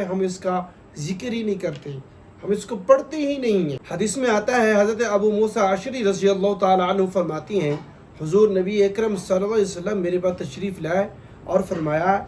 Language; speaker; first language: Urdu; native; Urdu